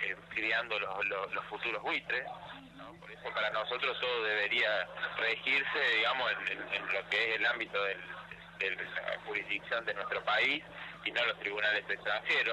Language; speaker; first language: Spanish; native; Spanish